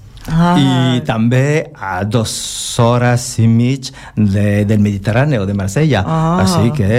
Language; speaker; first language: Catalan; non-native, learner; French